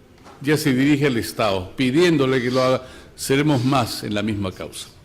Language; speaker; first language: Spanish; native; Spanish